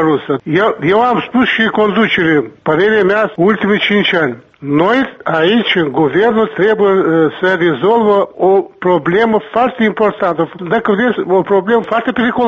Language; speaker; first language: Romanian; non-native, local second language; Gagauz